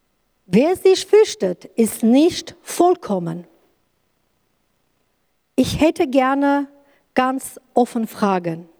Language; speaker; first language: German; non-native, learner; Kurdish